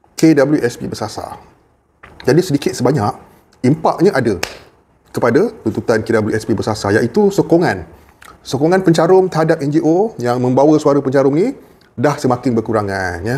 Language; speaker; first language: Malay; native; Malay